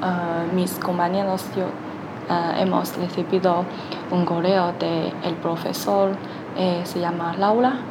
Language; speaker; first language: Spanish; non-native, learner; Chinese